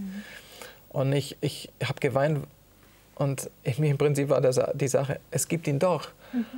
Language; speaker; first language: German; early bilingual, other home language; Italian